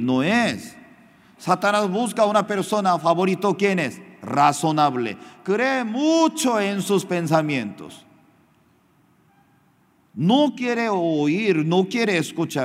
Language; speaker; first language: Spanish; non-native, fluent; Korean